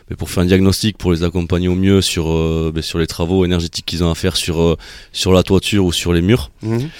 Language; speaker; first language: French; native; French